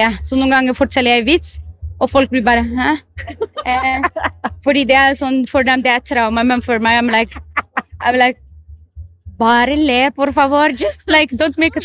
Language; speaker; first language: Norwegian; non-native, fluent; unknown